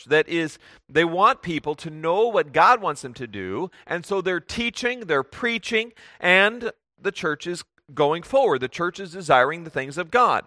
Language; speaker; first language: English; native; English